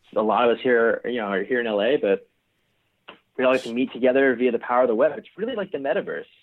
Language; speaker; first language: English; native; English